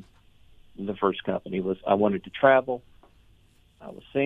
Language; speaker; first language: English; native; English